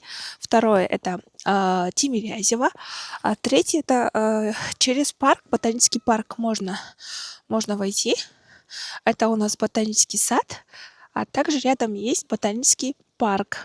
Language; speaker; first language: Russian; non-native, local second language; Kazakh